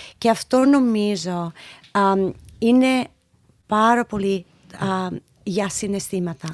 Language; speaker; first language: Greek; early bilingual, heritage; Greek